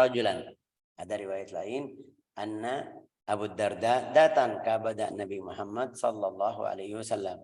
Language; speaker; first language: Indonesian; non-native, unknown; Arabic